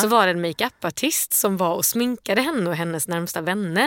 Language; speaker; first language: Swedish; native; Swedish